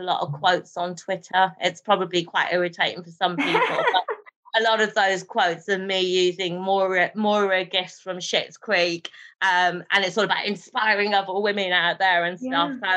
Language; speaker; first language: English; non-native, local second language; Urdu